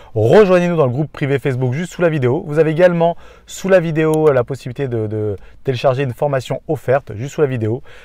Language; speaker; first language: French; native; French